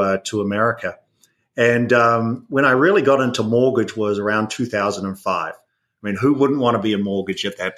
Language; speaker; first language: English; native; English